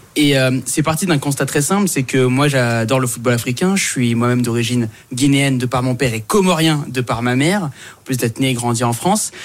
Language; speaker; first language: French; native; French